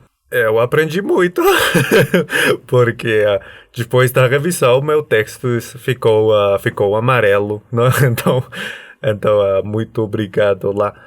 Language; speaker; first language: Portuguese; non-native, learner; Spanish